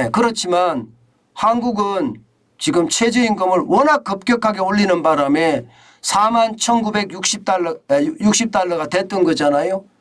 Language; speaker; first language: Korean; native; Korean